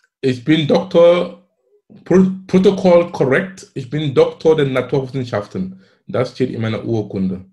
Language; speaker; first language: German; non-native, fluent; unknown